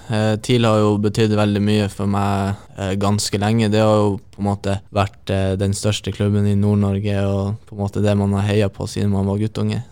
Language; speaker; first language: Norwegian; native; Norwegian